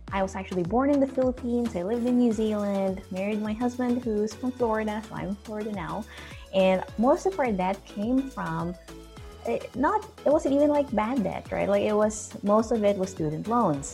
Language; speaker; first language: English; native; English